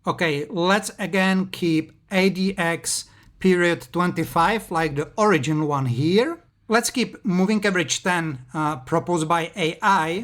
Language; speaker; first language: English; non-native, fluent; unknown